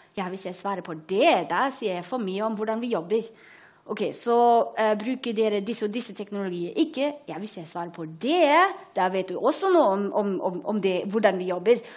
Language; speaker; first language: Norwegian; non-native, fluent; German